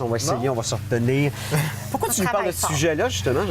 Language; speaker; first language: French; native; French